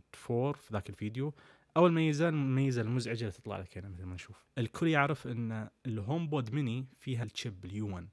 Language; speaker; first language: Arabic; native; Arabic